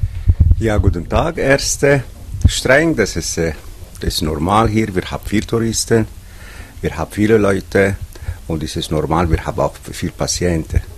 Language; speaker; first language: German; non-native, learner; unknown